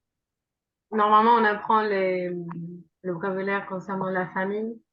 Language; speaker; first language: French; non-native, fluent; Spanish